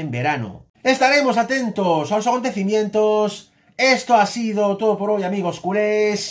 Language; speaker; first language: Spanish; native; Spanish